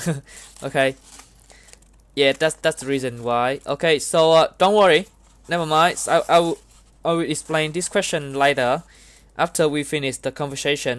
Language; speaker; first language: English; non-native, learner; Vietnamese